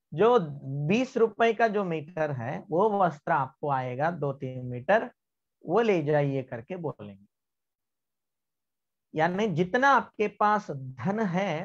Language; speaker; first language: Hindi; non-native, local second language; Marathi